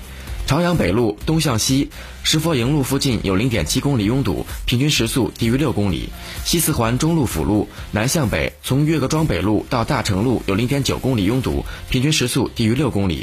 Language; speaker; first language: Chinese; native; Chinese